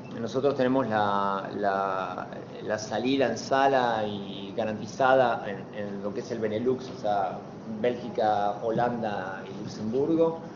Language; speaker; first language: Spanish; native; Spanish